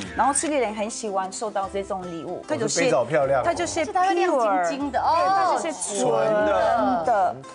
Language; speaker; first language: Chinese; non-native, fluent; Spanish